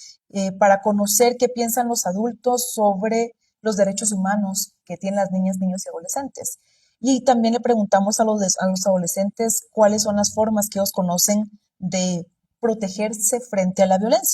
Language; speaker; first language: Spanish; native; Spanish